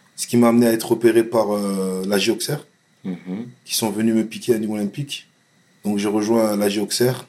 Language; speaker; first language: French; native; French